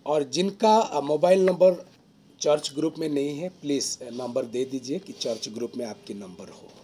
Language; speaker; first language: Hindi; non-native, local second language; Odia